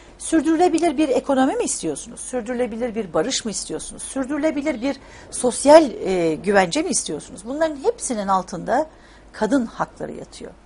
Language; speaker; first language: Turkish; native; Turkish